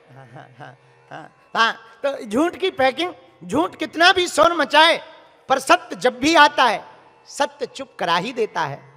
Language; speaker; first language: Hindi; native; Hindi